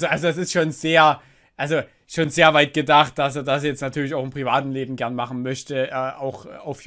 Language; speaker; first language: German; native; German